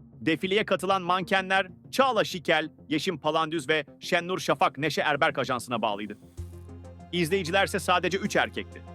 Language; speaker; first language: Turkish; native; Turkish